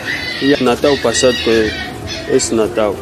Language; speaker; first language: Portuguese; non-native, fluent; Lingala